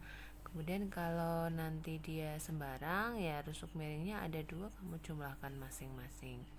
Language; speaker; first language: Indonesian; native; Indonesian